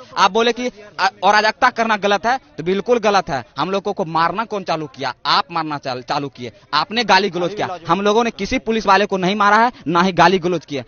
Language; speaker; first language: Hindi; native; Hindi